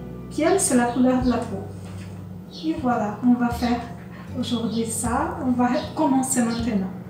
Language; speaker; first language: French; non-native, fluent; Portuguese